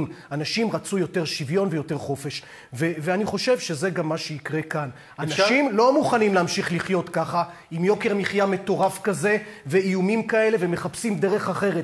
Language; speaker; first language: Hebrew; native; Hebrew